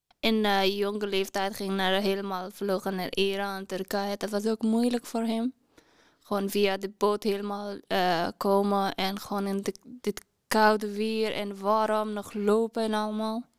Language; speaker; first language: Dutch; non-native, learner; Persian